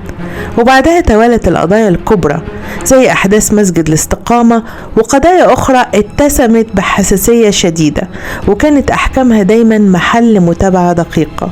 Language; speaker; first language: Arabic; native; Arabic